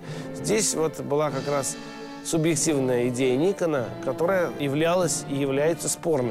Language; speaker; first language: Russian; native; Russian